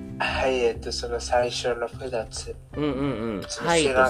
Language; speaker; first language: Japanese; non-native, learner; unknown